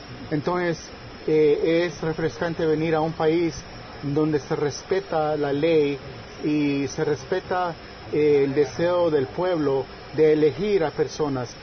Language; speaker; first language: Spanish; native; Spanish